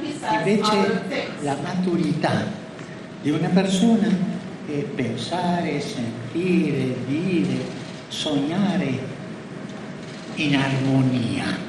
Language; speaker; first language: Italian; early bilingual, heritage; Spanish